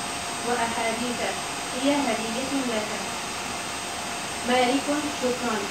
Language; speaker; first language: Arabic; non-native, learner; Urdu